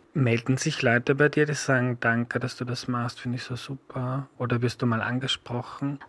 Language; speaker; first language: German; native; German